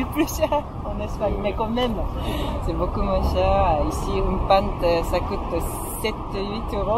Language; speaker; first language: French; non-native, fluent; Japanese